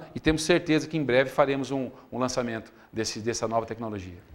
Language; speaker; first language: Portuguese; native; Portuguese